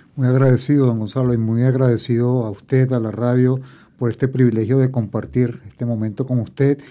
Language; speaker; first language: Spanish; native; Spanish